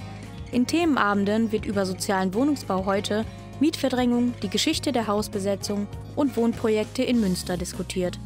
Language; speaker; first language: German; native; German